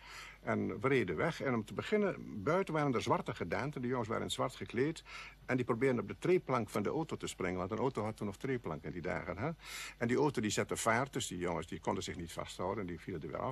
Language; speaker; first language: Dutch; native; Dutch